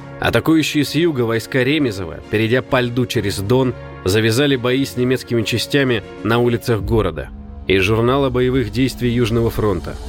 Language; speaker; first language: Russian; native; Russian